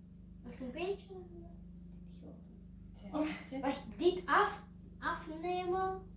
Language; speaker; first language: Dutch; early bilingual, other home language; Mongolian